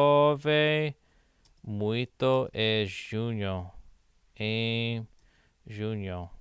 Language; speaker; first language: Portuguese; non-native, learner; English